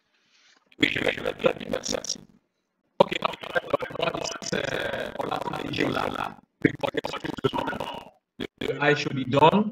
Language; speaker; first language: French; non-native, fluent; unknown